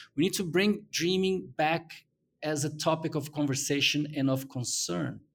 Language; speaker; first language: English; non-native, fluent; Portuguese